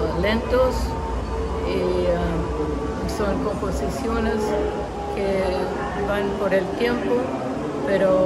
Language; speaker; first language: Spanish; non-native, local second language; English